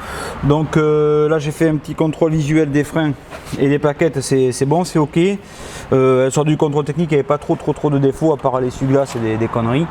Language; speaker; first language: French; native; French